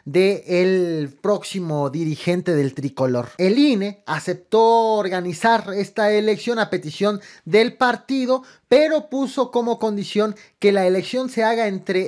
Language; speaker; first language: Spanish; native; Spanish